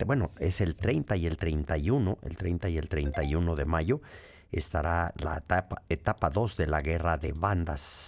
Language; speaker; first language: Spanish; native; Spanish